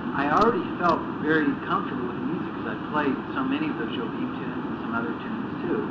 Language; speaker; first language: English; native; English